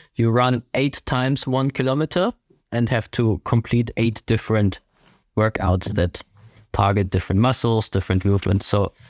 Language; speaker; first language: English; non-native, fluent; German